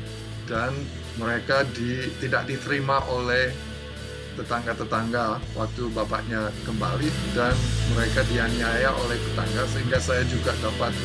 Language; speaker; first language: Indonesian; non-native, fluent; English